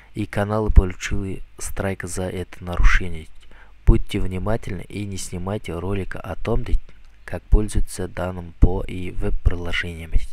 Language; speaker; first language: Russian; non-native, local second language; Kazakh